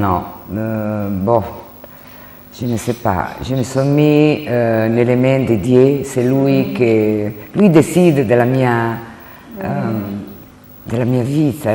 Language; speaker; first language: French; non-native, learner; Italian